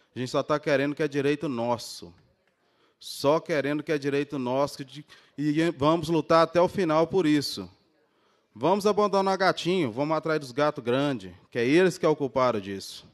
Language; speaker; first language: Portuguese; native; Portuguese